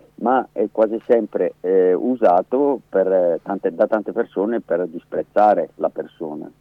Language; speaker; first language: Italian; native; Italian